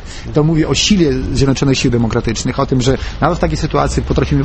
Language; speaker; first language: Polish; non-native, fluent; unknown